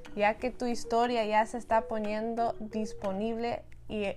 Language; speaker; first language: Spanish; early bilingual, heritage; Spanish